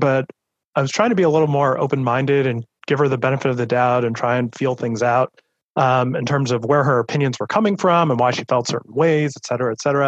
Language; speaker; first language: English; native; English